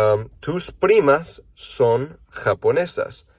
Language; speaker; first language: Spanish; non-native, fluent; English